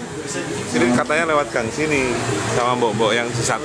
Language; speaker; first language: Indonesian; native; Indonesian